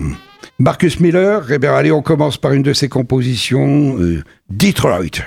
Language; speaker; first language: French; native; French